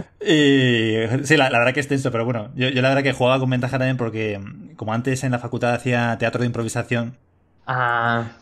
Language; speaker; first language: Spanish; native; Spanish